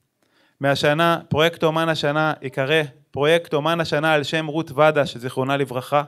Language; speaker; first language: Hebrew; native; Hebrew